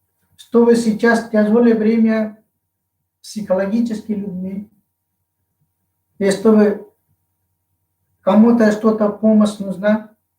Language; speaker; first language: Russian; non-native, fluent; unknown